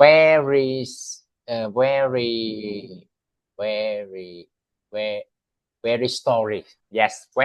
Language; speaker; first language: English; non-native, learner; Vietnamese